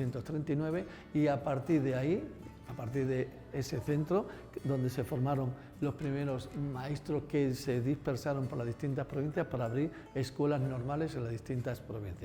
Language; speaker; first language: Spanish; native; Spanish